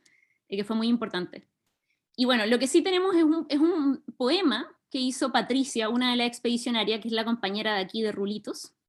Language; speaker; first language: Spanish; native; Spanish